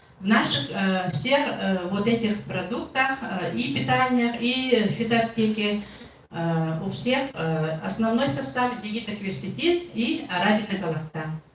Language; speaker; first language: Russian; non-native, local second language; Yakut